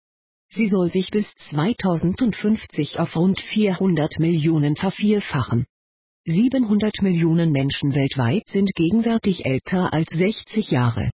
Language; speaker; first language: German; native; German